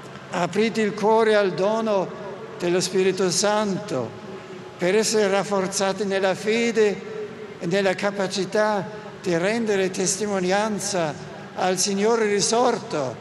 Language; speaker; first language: Italian; non-native, fluent; German